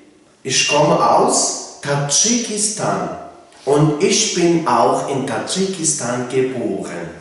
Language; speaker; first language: German; non-native, fluent; Tajik